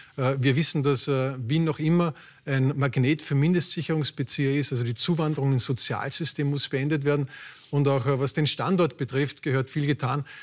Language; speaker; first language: German; native; German